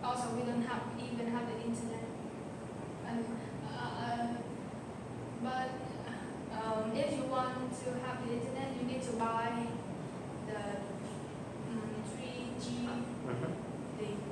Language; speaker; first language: English; non-native, learner; Vietnamese